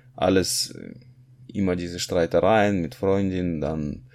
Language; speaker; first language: German; non-native, fluent; Russian